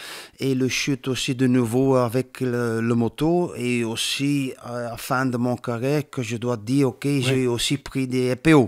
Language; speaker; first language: French; non-native, learner; Dutch